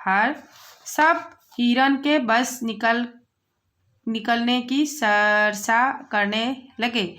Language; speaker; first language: Hindi; non-native, local second language; Assamese